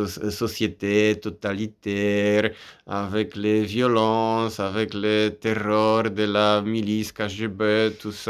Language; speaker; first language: French; non-native, fluent; Polish